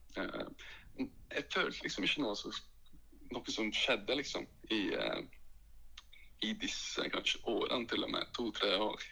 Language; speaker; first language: Norwegian; early bilingual, other home language; Latvian